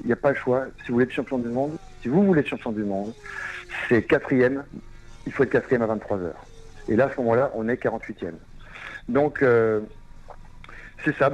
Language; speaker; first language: French; native; French